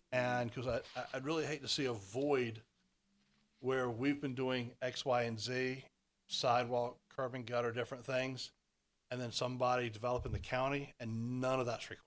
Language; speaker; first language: English; native; English